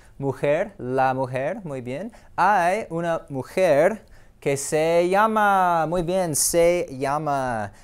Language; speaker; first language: Spanish; non-native, fluent; English